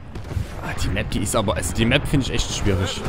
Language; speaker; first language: German; native; German